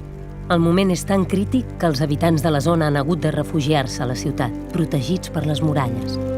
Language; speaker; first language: Catalan; native; Catalan